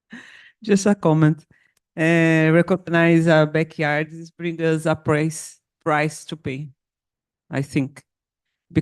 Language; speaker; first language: English; non-native, learner; Portuguese